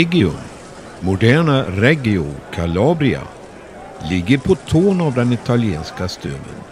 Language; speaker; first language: Swedish; native; Swedish